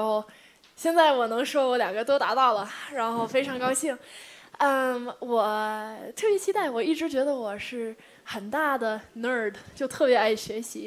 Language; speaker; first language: Chinese; early bilingual, heritage; Chinese